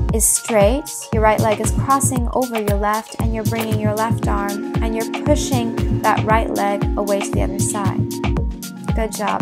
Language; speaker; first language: English; native; English